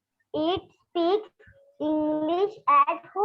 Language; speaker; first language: English; non-native, learner; Marathi